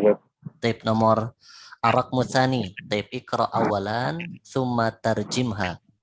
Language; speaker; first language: Arabic; non-native, fluent; Indonesian